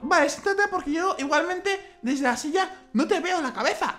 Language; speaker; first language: Spanish; native; Spanish